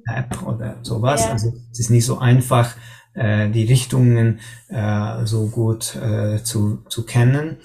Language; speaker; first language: German; non-native, learner; Hungarian